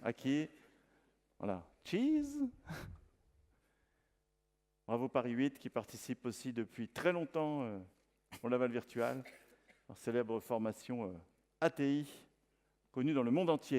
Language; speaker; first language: French; native; French